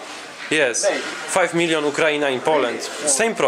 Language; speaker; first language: English; non-native, fluent; Polish